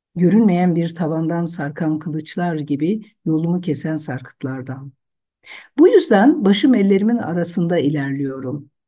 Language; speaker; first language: Turkish; non-native, local second language; Zaza